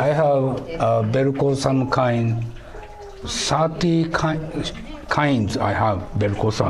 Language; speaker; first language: English; non-native, learner; Japanese